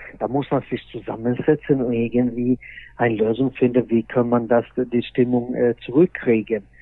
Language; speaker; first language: German; non-native, fluent; Swedish